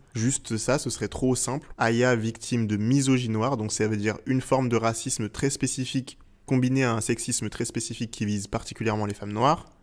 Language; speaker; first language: French; native; French